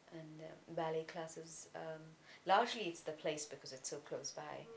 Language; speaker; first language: English; non-native, local second language; Tamil